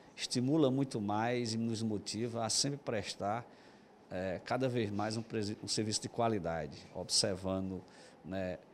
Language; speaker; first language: Portuguese; native; Portuguese